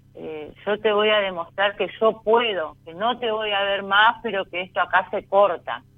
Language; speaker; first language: Spanish; native; Spanish